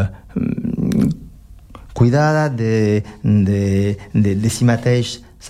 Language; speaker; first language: Catalan; non-native, learner; French